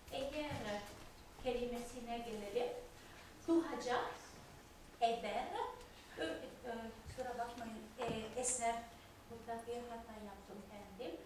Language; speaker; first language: Turkish; non-native, fluent; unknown